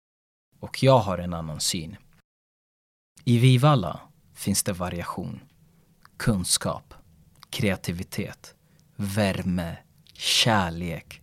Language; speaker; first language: Swedish; early bilingual, other home language; Lingala